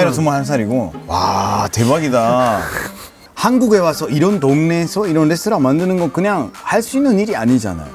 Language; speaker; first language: Korean; non-native, fluent; Spanish